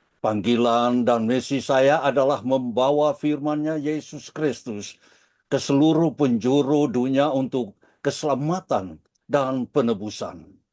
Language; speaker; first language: Indonesian; early bilingual, heritage; Dutch